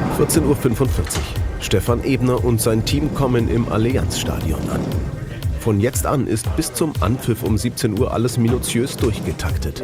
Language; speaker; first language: German; native; German